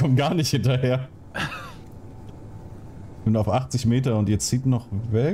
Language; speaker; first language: German; native; German